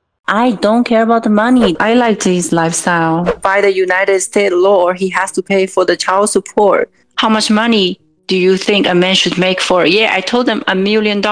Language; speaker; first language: English; non-native, fluent; Chinese